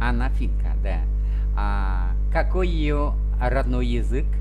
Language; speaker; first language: Russian; non-native, fluent; Vietnamese